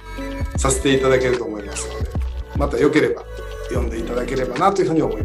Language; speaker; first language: Japanese; native; Japanese